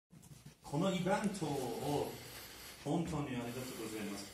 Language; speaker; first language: Japanese; non-native, learner; Turkish